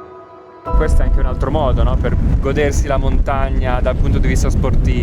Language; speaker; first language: Italian; native; Italian